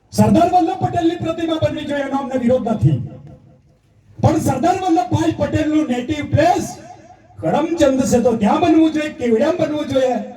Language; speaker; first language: Gujarati; non-native, local second language; Rathawi